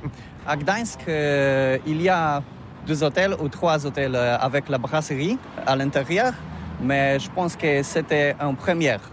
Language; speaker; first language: French; non-native, learner; Polish